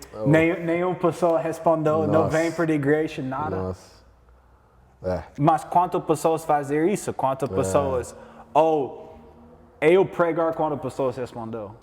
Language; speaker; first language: Portuguese; non-native, learner; English